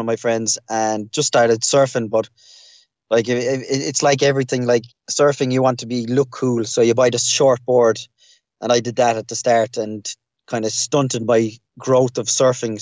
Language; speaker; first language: English; native; English